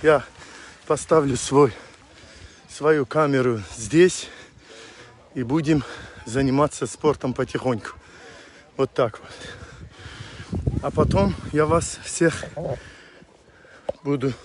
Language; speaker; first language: Russian; non-native, local second language; Azerbaijani